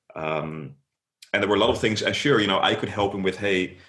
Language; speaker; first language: English; non-native, fluent; Dutch